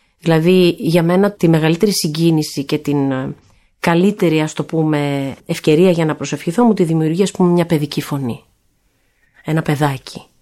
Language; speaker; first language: Greek; early bilingual, heritage; Greek